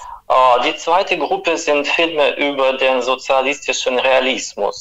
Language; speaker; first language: German; non-native, fluent; Russian